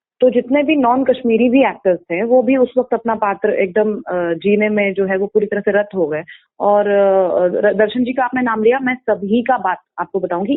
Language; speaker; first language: Hindi; non-native, local second language; Kashmiri